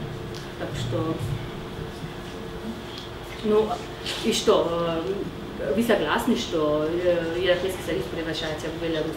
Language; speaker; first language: Russian; non-native, fluent; Slovenian